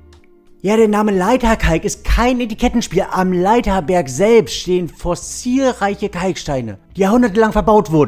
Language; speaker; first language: German; native; German